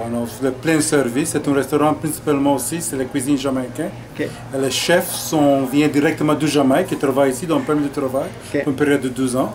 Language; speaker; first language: French; non-native, fluent; English